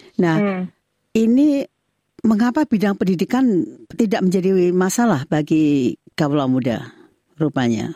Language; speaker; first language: Indonesian; native; Indonesian